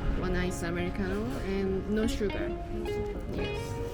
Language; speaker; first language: English; non-native, learner; Korean